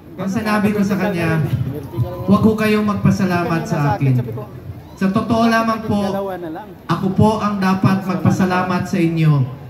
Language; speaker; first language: Filipino; non-native, local second language; Cebuano